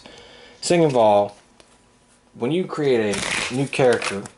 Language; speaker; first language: English; native; English